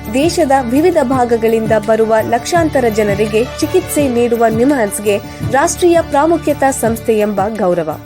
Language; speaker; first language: Kannada; native; Kannada